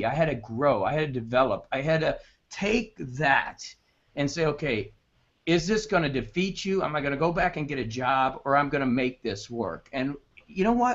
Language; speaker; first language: English; native; English